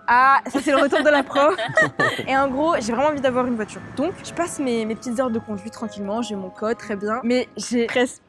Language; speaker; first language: French; early bilingual, other home language; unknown